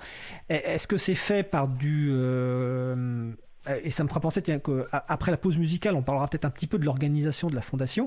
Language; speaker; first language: French; native; French